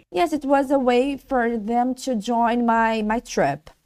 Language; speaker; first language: English; non-native, learner; Portuguese